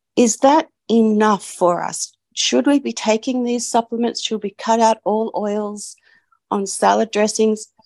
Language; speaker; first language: English; native; English